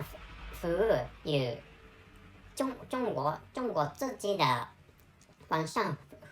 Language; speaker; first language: Chinese; non-native, learner; Japanese